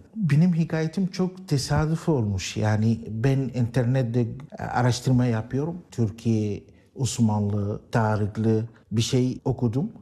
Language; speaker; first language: Turkish; non-native, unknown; Arabic